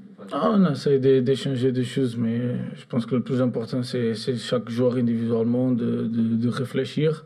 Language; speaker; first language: French; non-native, fluent; Portuguese